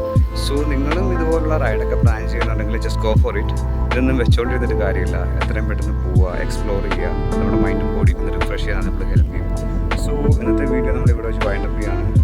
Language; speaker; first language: Malayalam; native; Malayalam